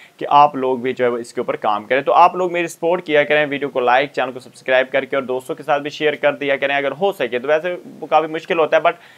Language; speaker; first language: Urdu; non-native, local second language; Punjabi